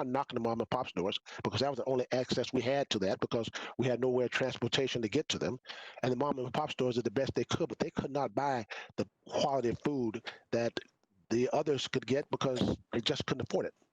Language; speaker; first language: English; native; English